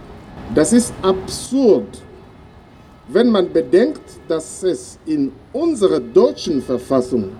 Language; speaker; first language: German; non-native, fluent; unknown